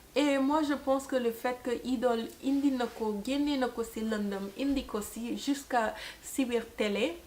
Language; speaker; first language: French; non-native, local second language; Wolof